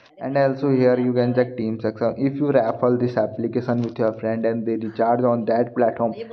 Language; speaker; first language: English; non-native, learner; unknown